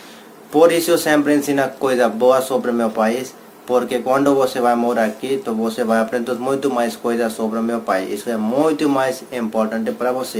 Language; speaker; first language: Portuguese; non-native, learner; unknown